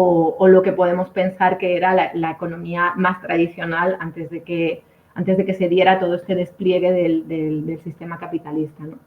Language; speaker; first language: Spanish; native; Spanish